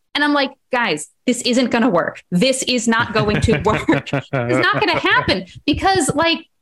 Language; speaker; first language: English; native; English